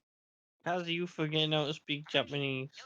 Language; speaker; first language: English; native; English